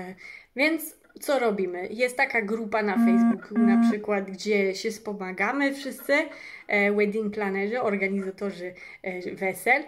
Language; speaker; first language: Polish; early bilingual, heritage; English